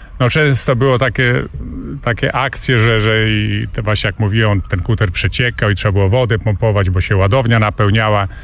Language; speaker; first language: Polish; non-native, local second language; Kashubian